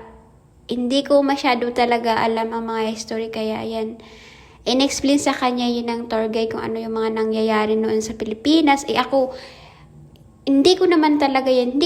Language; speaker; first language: Filipino; non-native, local second language; Hiligaynon